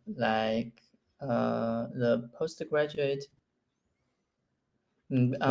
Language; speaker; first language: English; non-native, learner; Chinese